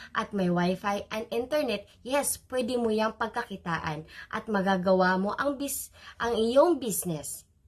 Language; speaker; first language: Filipino; non-native, local second language; Cebuano